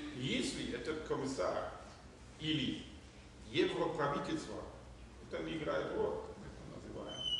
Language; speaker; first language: Russian; non-native, fluent; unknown